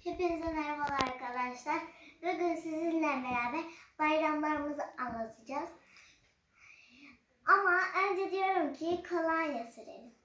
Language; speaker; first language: Turkish; early bilingual, other home language; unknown